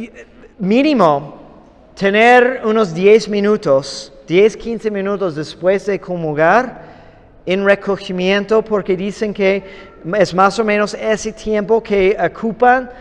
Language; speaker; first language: Spanish; non-native, fluent; English